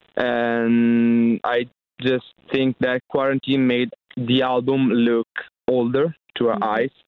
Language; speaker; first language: English; non-native, fluent; Italian